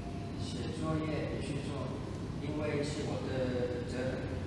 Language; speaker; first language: Chinese; non-native, learner; Indonesian